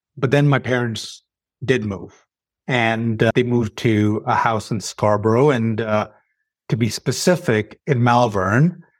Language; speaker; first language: English; early bilingual, other home language; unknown